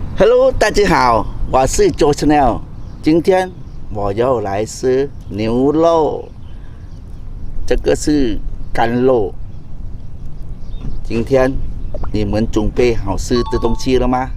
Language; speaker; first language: Chinese; non-native, learner; Thai